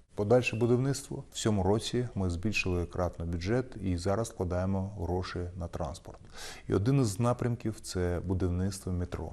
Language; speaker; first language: Ukrainian; non-native, local second language; Russian